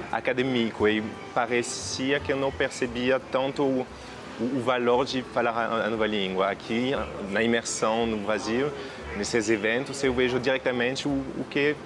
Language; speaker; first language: Portuguese; non-native, fluent; French